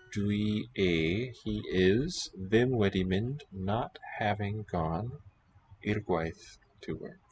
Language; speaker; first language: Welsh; non-native, learner; English